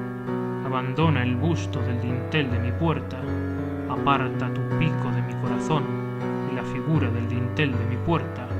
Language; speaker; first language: Spanish; native; Spanish